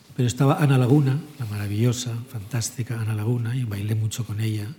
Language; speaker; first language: Spanish; native; Spanish